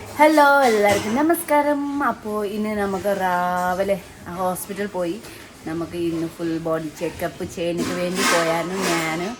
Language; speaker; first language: Malayalam; non-native, learner; Nepali